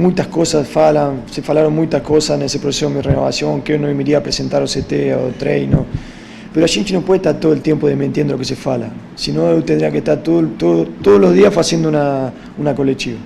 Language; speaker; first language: Portuguese; non-native, fluent; Spanish